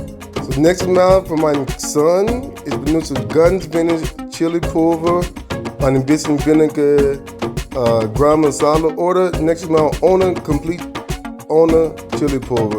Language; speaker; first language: German; non-native, learner; English